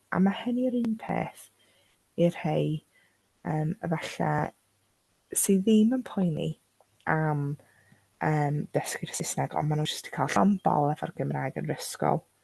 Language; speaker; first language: Welsh; non-native, local second language; English